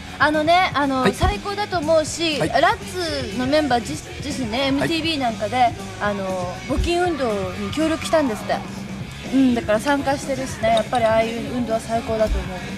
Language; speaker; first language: Japanese; native; Japanese